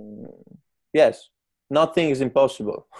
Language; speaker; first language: English; non-native, learner; Italian